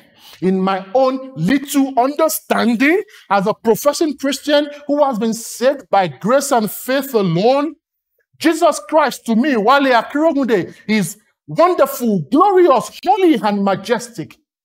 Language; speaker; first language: English; non-native, local second language; Yoruba